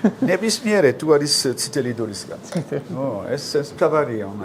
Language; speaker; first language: Georgian; non-native, learner; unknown